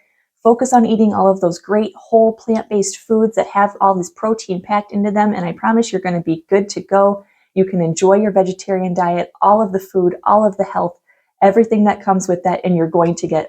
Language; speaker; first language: English; native; English